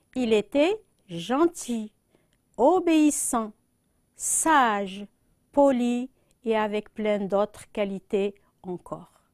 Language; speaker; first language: French; non-native, local second language; Arabic